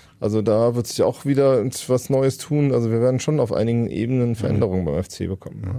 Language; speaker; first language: German; native; German